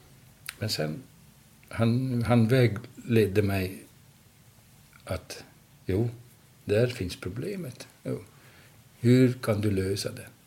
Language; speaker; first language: Swedish; non-native, fluent; Hungarian